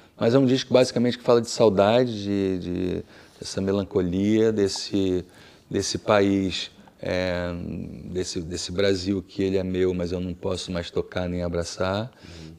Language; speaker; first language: Portuguese; native; Portuguese